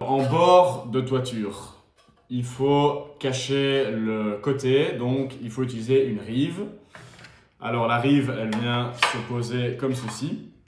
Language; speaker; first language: French; native; French